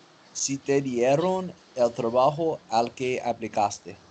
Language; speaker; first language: Spanish; non-native, learner; English